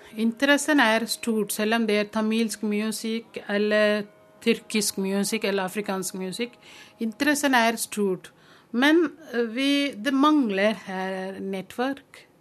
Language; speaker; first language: Norwegian; non-native, learner; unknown